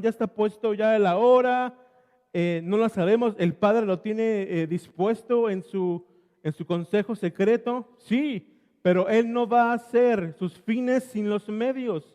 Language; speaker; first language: Spanish; native; Spanish